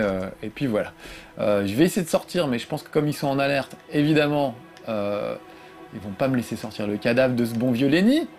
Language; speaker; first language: French; native; French